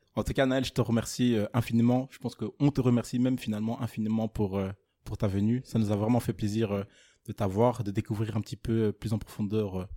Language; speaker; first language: French; non-native, fluent; Portuguese